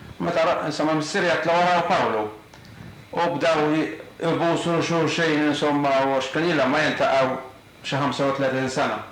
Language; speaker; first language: Maltese; native; Maltese